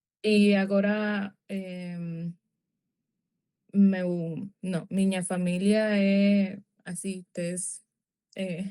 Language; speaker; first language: Portuguese; non-native, learner; Spanish